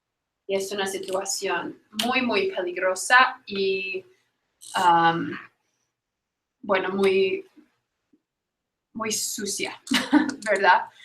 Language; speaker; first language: Spanish; non-native, fluent; English